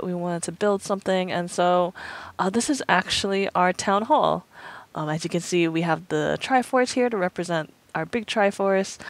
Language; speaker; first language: English; native; English